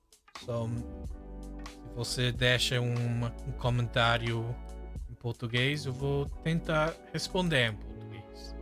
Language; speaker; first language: Portuguese; non-native, fluent; English